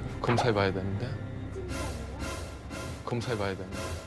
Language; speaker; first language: Korean; native; Korean